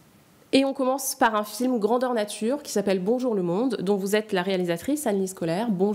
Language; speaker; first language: French; native; French